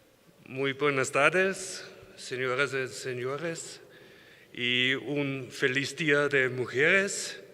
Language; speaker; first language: Spanish; non-native, learner; German